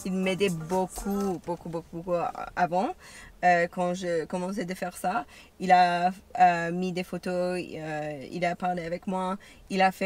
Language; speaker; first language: French; non-native, learner; English